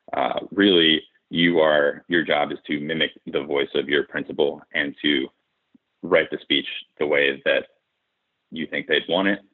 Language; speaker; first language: English; native; English